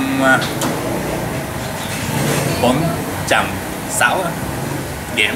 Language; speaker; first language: Vietnamese; non-native, learner; Japanese